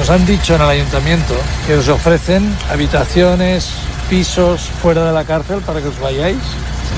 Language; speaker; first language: Spanish; native; Spanish